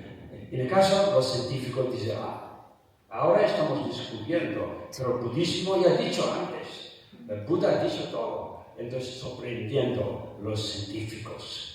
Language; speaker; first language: Spanish; non-native, fluent; Tibetan